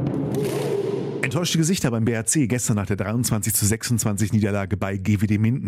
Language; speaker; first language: German; native; German